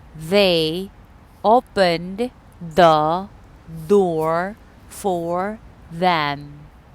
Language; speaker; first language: English; non-native, fluent; Korean